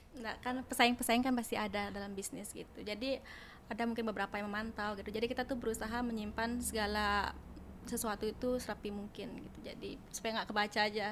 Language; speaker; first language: Indonesian; non-native, local second language; Balinese